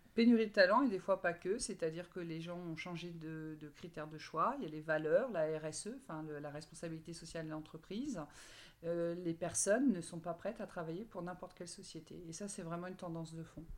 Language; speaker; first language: French; native; French